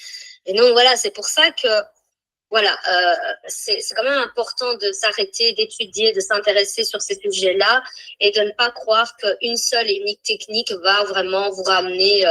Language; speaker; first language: French; native; French